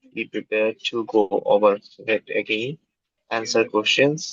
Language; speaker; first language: English; non-native, local second language; Bangla